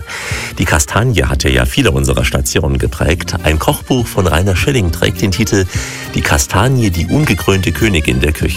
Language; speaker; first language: German; native; German